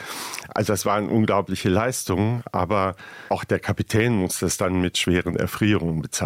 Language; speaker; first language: German; native; German